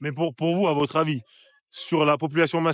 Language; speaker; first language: French; native; French